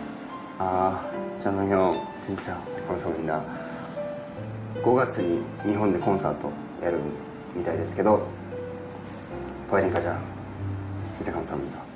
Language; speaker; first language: Japanese; non-native, learner; Korean